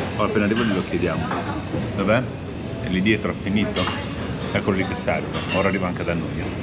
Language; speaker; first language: Italian; non-native, fluent; Spanish